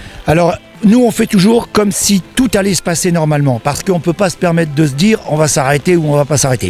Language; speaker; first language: French; native; French